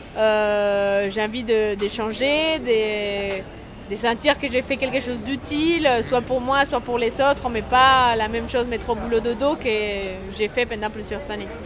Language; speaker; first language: French; non-native, fluent; Spanish